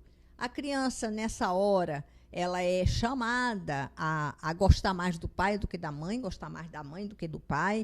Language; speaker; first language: Portuguese; native; Portuguese